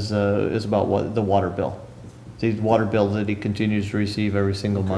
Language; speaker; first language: English; native; English